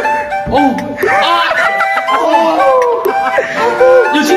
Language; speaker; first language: Chinese; native; Chinese